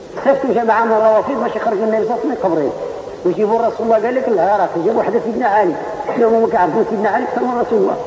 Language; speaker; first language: Arabic; native; Arabic